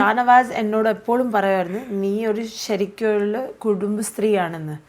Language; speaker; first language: Malayalam; early bilingual, heritage; Malayalam